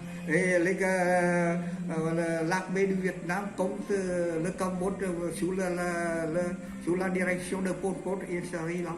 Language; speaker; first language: French; non-native, learner; Vietnamese